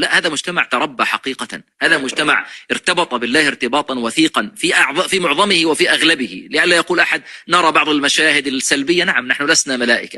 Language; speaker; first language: Arabic; native; Arabic